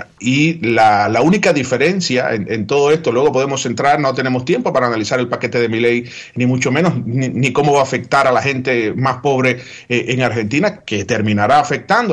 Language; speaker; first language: Spanish; native; Spanish